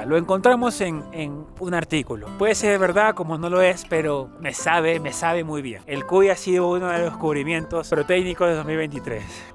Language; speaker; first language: Spanish; native; Spanish